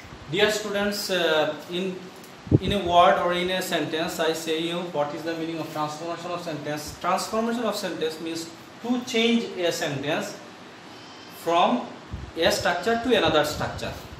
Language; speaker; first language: English; non-native, local second language; Bangla